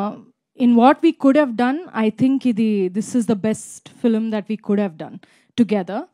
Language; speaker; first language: Telugu; non-native, fluent; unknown